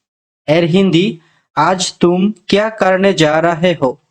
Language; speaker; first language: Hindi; non-native, fluent; Bangla